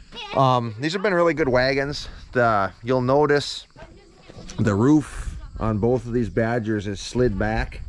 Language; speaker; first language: English; native; English